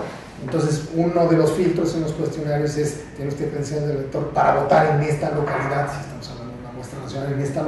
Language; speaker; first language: Spanish; native; Spanish